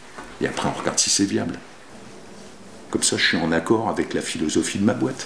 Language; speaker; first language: French; native; French